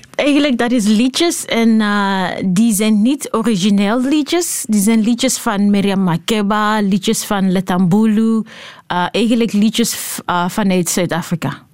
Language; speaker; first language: Dutch; non-native, learner; Southern Sotho